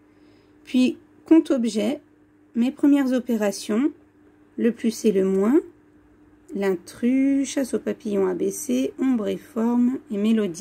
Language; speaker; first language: French; native; French